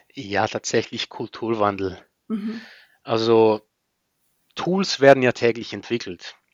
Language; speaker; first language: German; non-native, fluent; Portuguese